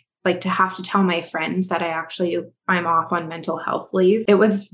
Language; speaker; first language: English; native; English